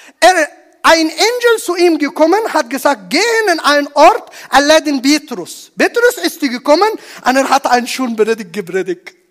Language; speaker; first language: German; non-native, learner; Arabic